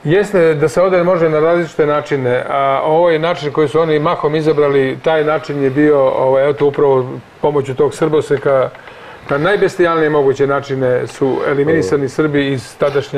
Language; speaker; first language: Croatian; native; Croatian